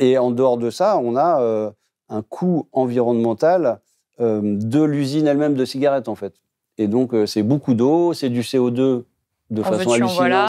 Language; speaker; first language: French; native; French